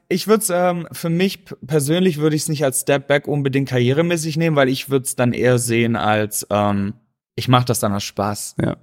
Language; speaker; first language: German; native; German